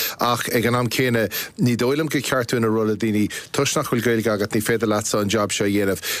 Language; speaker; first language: Irish; non-native, local second language; English